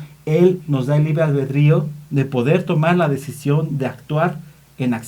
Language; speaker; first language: Spanish; native; Spanish